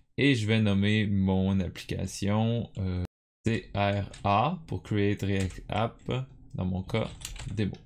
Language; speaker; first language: French; native; French